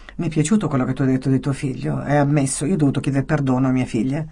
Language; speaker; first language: Italian; native; Italian